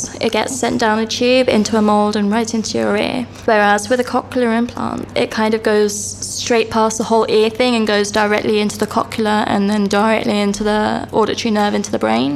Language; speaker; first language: English; native; English